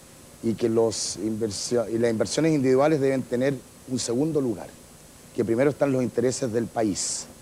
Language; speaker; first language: Spanish; native; Spanish